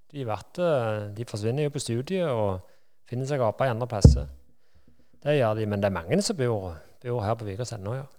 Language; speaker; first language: Norwegian; native; Norwegian